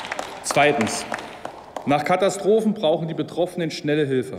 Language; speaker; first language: German; native; German